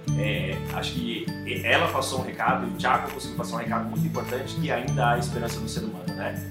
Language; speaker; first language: Portuguese; native; Portuguese